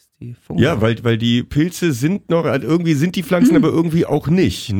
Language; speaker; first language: German; native; German